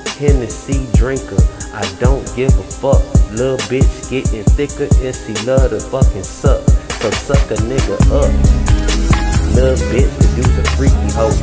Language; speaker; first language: English; native; English